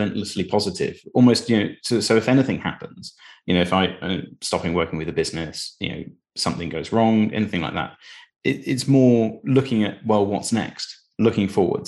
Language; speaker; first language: English; native; English